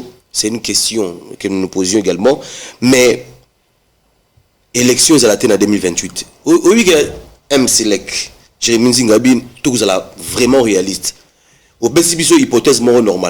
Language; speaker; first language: French; non-native, local second language; Lingala